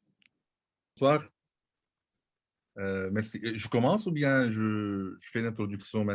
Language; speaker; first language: French; non-native, local second language; Arabic